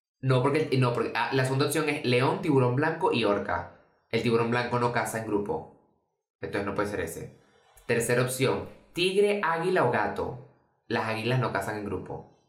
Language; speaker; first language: Spanish; native; Spanish